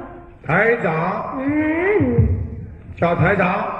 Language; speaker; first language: Chinese; native; Chinese